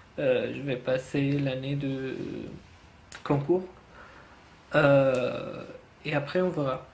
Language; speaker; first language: French; non-native, fluent; Arabic